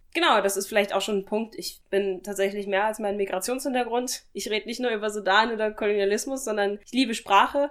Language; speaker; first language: German; native; German